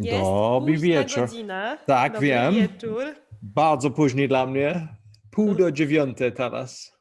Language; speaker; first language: Polish; non-native, learner; English